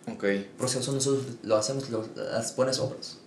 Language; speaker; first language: Spanish; non-native, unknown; Arabic